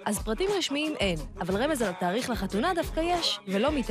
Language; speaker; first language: Hebrew; native; Hebrew